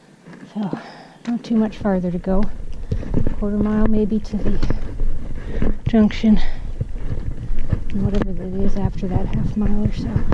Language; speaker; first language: English; native; English